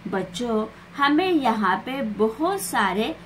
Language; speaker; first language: Hindi; non-native, local second language; Marathi